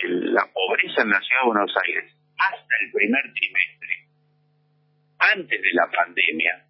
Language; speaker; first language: Spanish; native; Spanish